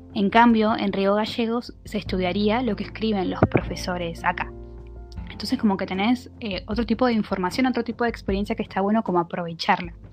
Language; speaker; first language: Spanish; native; Spanish